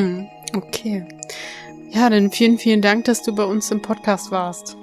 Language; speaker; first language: German; native; German